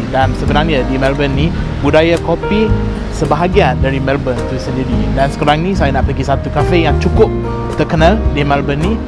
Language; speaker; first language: Malay; non-native, fluent; English